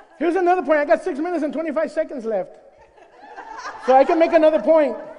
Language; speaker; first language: English; early bilingual, other home language; Spanish